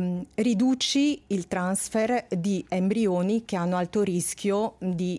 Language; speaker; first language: Italian; native; Italian